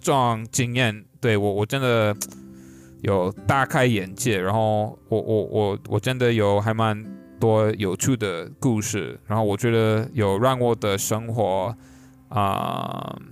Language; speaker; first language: Chinese; non-native, fluent; English